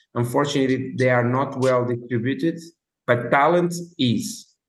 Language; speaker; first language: English; non-native, fluent; Portuguese